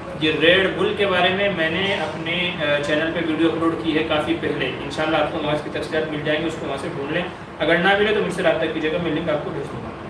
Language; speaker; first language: Urdu; native; Urdu